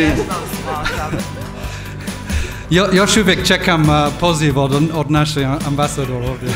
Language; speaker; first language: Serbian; non-native, learner; English